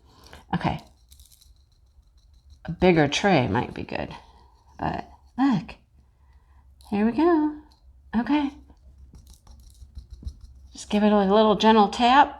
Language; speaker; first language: English; native; English